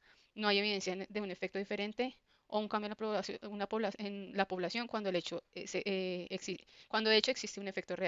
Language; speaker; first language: Spanish; native; Spanish